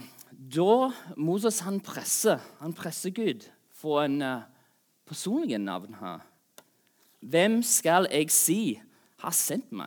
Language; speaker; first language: Norwegian; non-native, fluent; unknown